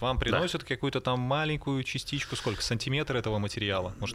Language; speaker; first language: Russian; native; Russian